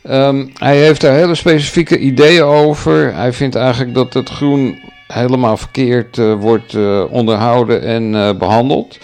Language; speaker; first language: Dutch; native; Dutch